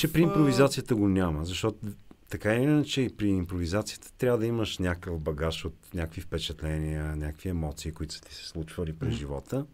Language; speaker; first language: Bulgarian; native; Bulgarian